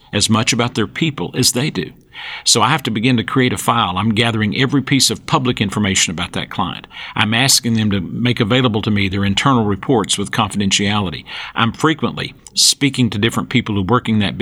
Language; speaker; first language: English; native; English